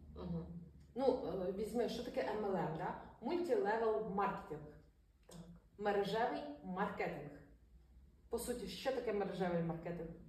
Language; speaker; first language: Ukrainian; non-native, local second language; Russian